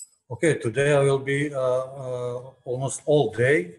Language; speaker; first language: English; non-native, fluent; Albanian